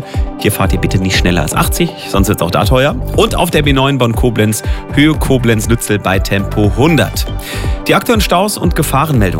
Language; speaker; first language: German; native; German